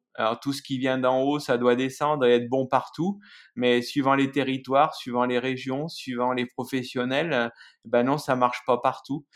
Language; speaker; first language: French; native; French